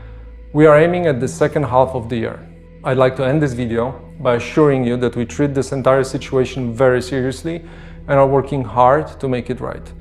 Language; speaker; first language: English; non-native, fluent; Polish